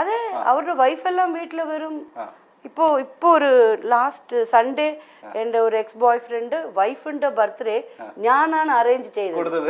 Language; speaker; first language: Malayalam; non-native, local second language; Tamil